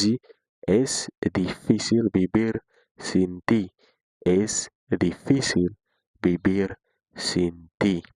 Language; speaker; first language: Spanish; non-native, fluent; Haitian Creole